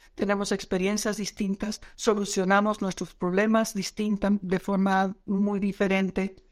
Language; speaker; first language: Spanish; non-native, fluent; Dutch